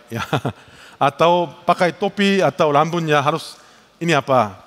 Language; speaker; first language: Indonesian; non-native, learner; Korean